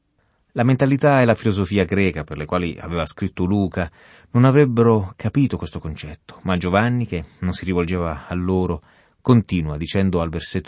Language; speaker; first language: Italian; native; Italian